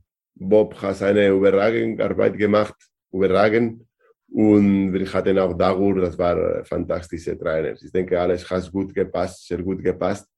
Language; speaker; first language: German; non-native, learner; Spanish